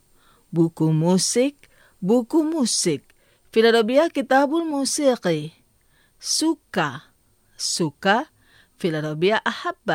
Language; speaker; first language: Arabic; non-native, learner; Indonesian